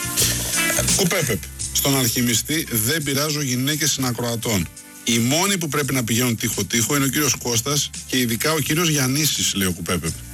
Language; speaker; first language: Greek; native; Greek